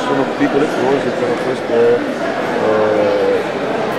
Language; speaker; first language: Italian; non-native, fluent; Portuguese